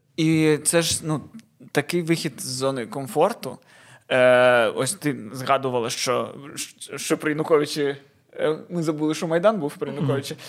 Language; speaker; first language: Ukrainian; non-native, local second language; Russian